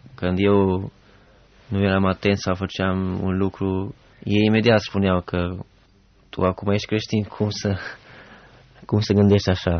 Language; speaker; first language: Romanian; non-native, fluent; Albanian